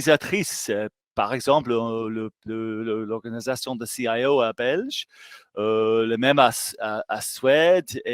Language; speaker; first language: French; non-native, fluent; English